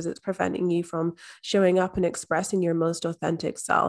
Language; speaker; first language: English; native; English